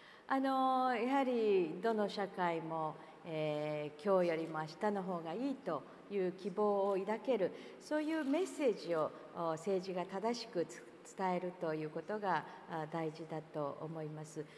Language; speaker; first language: Japanese; native; Japanese